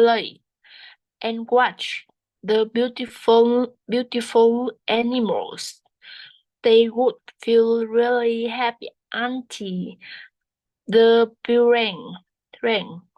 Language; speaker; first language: English; non-native, learner; Vietnamese